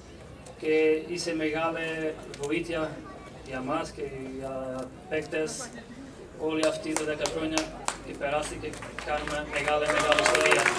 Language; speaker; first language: Greek; non-native, learner; Portuguese